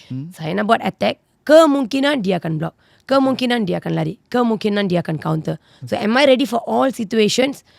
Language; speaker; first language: Malay; non-native, local second language; Tamil